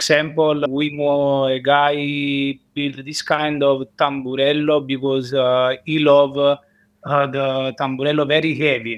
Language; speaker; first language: English; non-native, learner; Italian